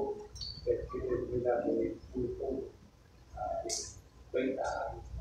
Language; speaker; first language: Spanish; non-native, learner; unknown